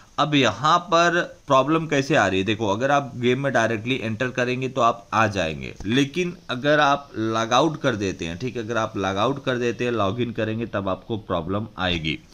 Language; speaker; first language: Hindi; native; Hindi